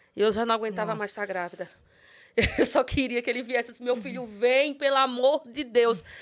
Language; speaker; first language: Portuguese; native; Portuguese